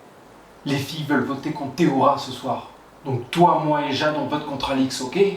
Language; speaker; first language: French; native; French